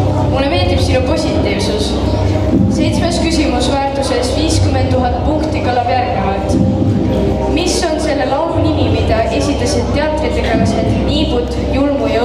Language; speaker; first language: Estonian; native; Estonian